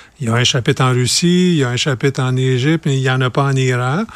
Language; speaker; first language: French; native; French